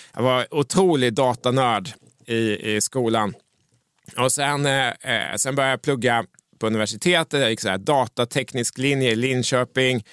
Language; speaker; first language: Swedish; native; Swedish